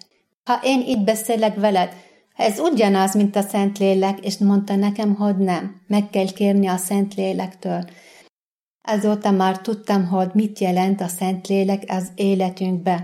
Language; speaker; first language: Hungarian; non-native, learner; Arabic